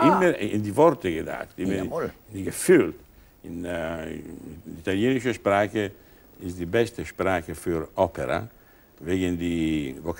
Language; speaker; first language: German; non-native, learner; Italian